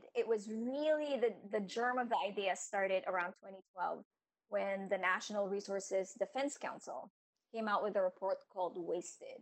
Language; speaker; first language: English; non-native, local second language; Filipino